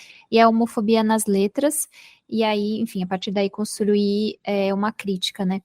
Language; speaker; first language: Portuguese; native; Portuguese